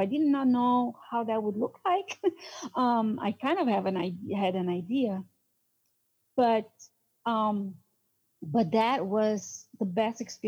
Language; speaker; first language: English; non-native, fluent; Portuguese